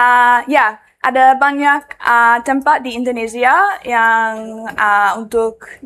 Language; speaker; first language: Indonesian; non-native, learner; English